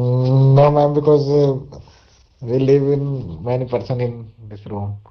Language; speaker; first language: English; non-native, learner; Hindi